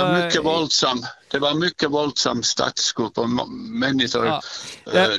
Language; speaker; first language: Swedish; non-native, learner; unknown